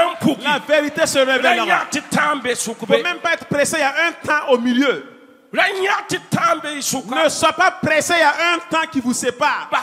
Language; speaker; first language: French; non-native, local second language; Mossi